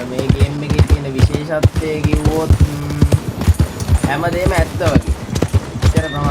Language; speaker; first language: Sinhala; native; Sinhala